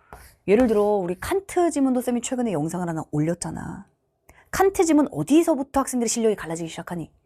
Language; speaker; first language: Korean; native; Korean